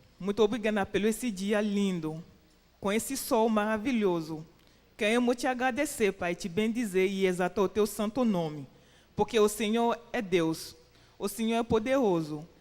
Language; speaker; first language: Portuguese; non-native, fluent; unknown